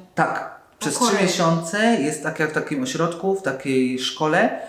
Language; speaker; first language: Polish; native; Polish